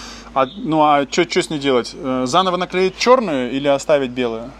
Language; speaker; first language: Russian; native; Russian